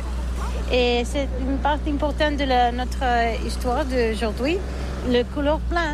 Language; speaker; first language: French; non-native, learner; Catalan